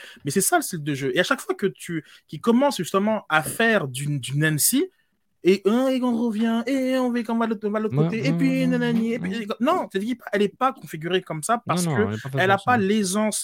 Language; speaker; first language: French; native; French